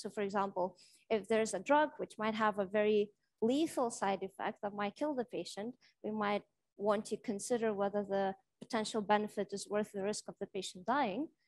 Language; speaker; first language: English; non-native, fluent; Lithuanian